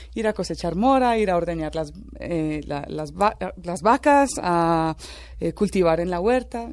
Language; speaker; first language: Spanish; native; Spanish